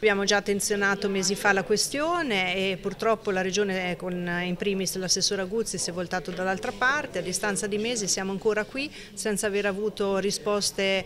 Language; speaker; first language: Italian; native; Italian